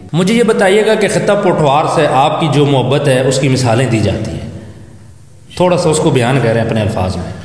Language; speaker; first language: Urdu; non-native, local second language; Punjabi